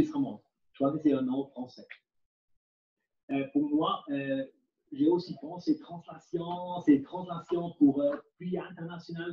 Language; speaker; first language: French; non-native, fluent; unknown